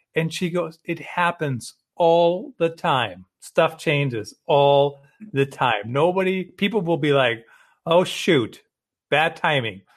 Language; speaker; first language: English; early bilingual, other home language; German